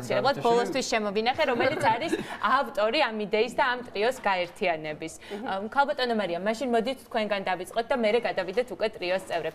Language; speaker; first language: Georgian; native; Georgian